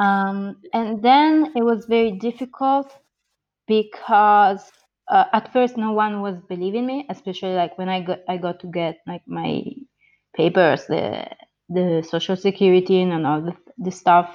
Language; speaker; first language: English; non-native, fluent; Italian